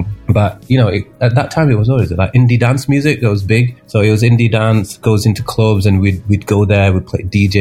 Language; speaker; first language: English; native; English